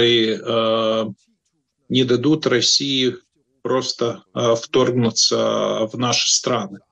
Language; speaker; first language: Russian; non-native, fluent; Latvian